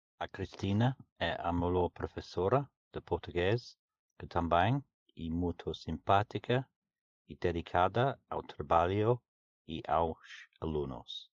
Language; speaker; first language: Portuguese; non-native, learner; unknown